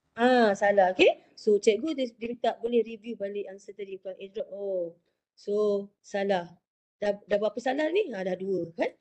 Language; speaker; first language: Malay; native; Malay